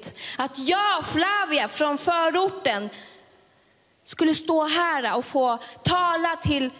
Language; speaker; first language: Swedish; early bilingual, other home language; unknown